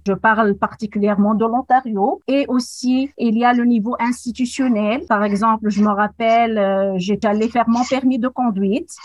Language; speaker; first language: French; non-native, local second language; Arabic